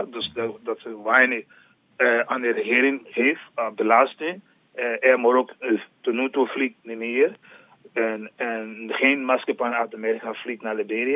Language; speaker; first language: Dutch; non-native, learner; English